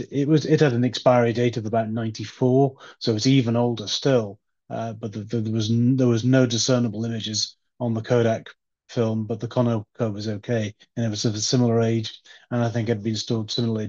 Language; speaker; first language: English; native; English